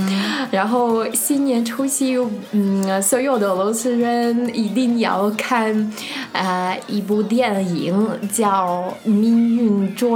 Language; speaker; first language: Chinese; non-native, fluent; Russian